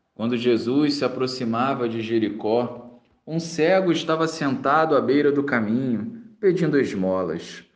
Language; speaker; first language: Portuguese; native; Portuguese